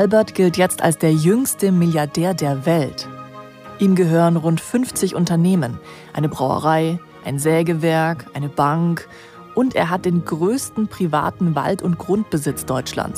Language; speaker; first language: German; native; German